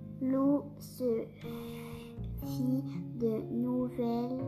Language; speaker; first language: French; early bilingual, heritage; French